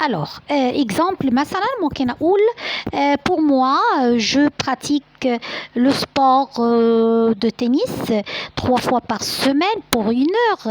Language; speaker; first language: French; non-native, fluent; Arabic